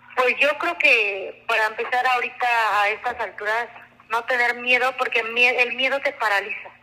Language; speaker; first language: Spanish; non-native, local second language; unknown